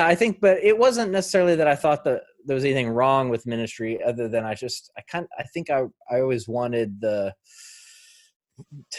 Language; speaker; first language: English; native; English